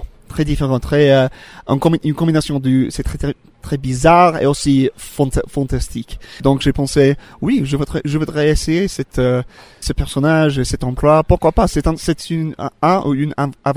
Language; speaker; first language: French; non-native, learner; English